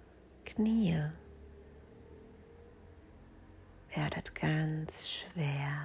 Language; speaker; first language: German; native; German